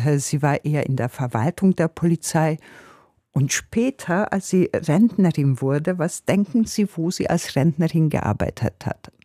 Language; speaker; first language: German; non-native, fluent; Hungarian